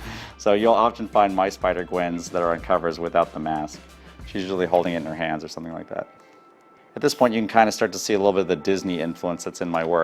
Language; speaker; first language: English; native; English